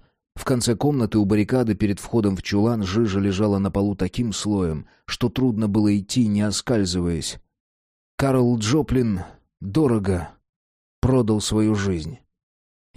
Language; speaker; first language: Russian; native; Russian